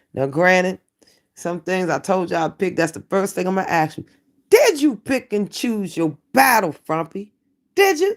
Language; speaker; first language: English; native; English